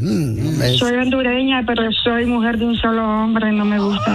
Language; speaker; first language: Spanish; native; Spanish